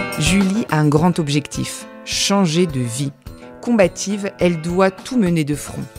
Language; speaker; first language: French; native; French